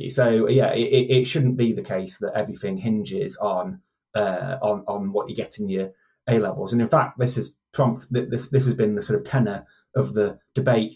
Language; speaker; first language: English; native; English